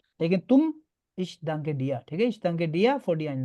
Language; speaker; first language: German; non-native, fluent; Urdu